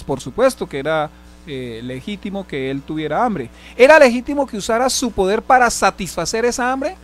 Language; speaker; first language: Spanish; native; Spanish